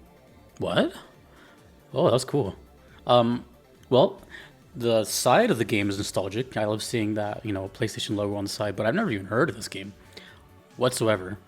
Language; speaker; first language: English; native; English